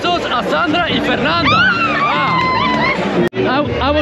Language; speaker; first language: Portuguese; non-native, learner; Swiss German